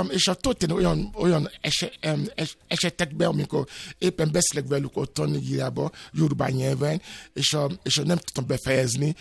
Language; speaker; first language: Hungarian; non-native, fluent; Yoruba